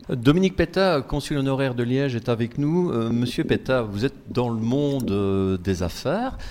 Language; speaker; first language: French; native; French